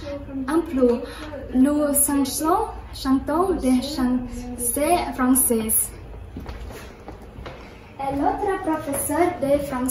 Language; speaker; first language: French; non-native, learner; Russian